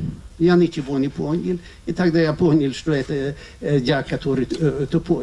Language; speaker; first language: Russian; non-native, fluent; Swedish